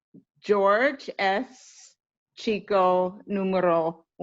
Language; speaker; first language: Spanish; non-native, learner; English